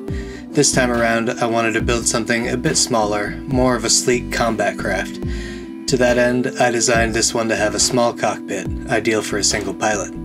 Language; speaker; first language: English; native; English